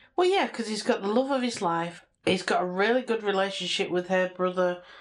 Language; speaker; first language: English; native; English